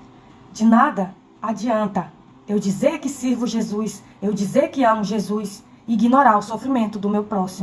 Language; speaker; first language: Portuguese; native; Portuguese